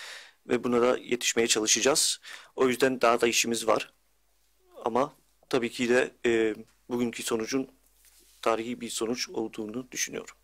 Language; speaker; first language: Turkish; early bilingual, heritage; Turkish